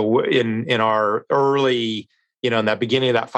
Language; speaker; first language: English; native; English